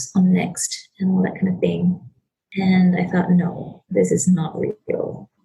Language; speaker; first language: English; non-native, local second language; Chinese